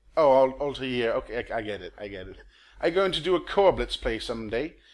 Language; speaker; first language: English; non-native, fluent; Danish